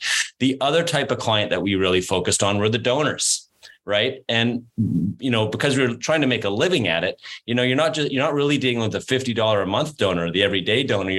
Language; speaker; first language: English; native; English